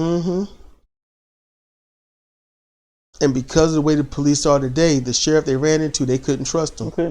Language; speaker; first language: English; native; English